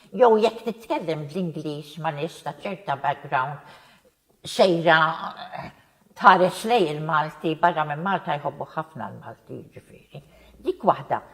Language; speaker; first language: Maltese; non-native, local second language; English